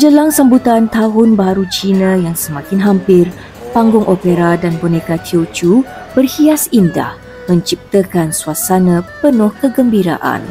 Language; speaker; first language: Malay; native; Malay